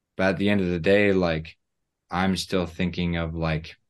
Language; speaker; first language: English; native; English